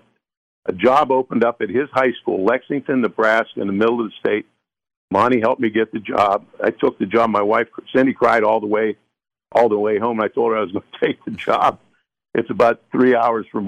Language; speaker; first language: English; early bilingual, other home language; Spanish